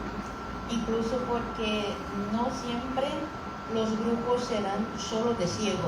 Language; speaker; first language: Spanish; non-native, fluent; Portuguese